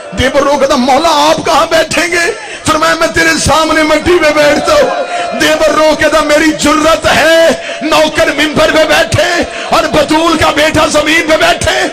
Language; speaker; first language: Urdu; non-native, local second language; Punjabi